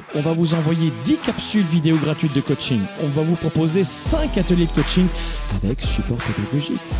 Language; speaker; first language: French; native; French